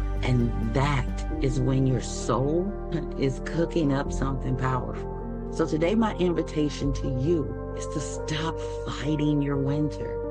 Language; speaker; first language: English; native; English